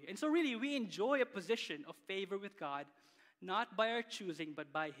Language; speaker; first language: English; non-native, local second language; Filipino